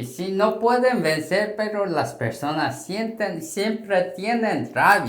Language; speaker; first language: Spanish; non-native, fluent; Korean